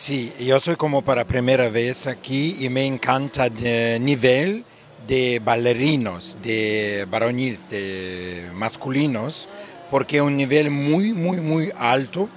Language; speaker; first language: Portuguese; non-native, learner; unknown